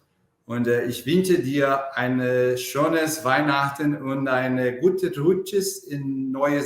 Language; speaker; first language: German; non-native, learner; Portuguese